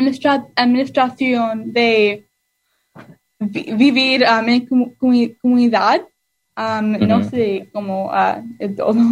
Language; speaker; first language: Spanish; non-native, learner; English